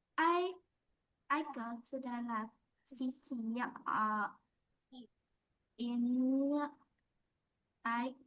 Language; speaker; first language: English; non-native, learner; Vietnamese